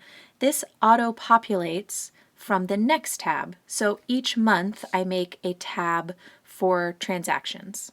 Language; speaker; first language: English; native; English